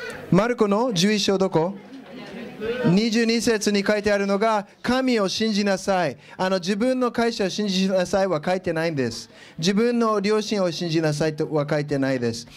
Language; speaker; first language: Japanese; non-native, fluent; English